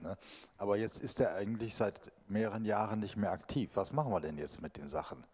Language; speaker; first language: German; native; German